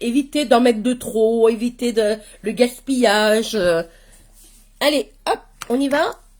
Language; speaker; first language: French; native; French